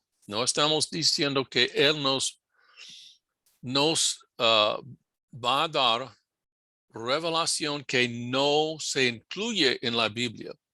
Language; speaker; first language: Spanish; non-native, fluent; English